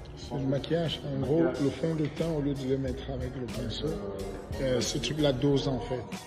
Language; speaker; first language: French; native; French